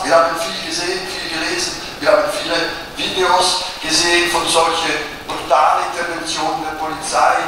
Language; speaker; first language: German; non-native, local second language; Italian